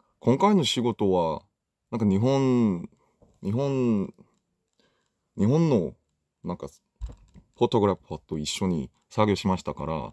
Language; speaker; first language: Japanese; non-native, learner; Korean